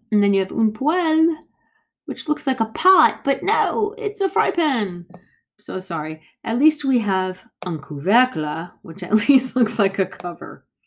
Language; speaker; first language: English; native; English